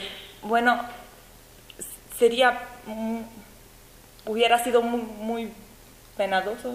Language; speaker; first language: Spanish; non-native, learner; Romanian